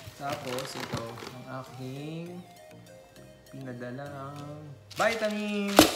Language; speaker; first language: Filipino; native; Filipino